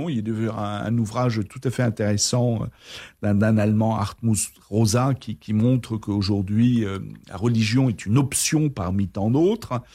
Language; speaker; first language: French; native; French